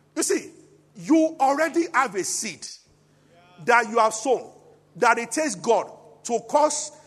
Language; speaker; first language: English; non-native, local second language; Yoruba